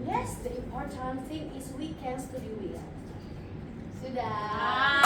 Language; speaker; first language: English; non-native, learner; Indonesian